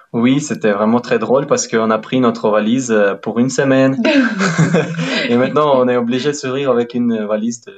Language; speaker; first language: French; non-native, fluent; Ukrainian